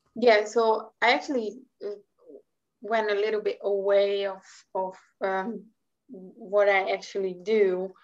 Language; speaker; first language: English; non-native, fluent; Hungarian